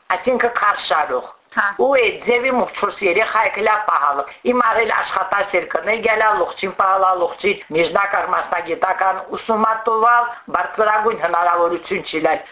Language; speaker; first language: Armenian; native; Armenian